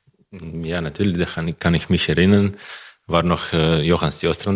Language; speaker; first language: German; non-native, learner; Croatian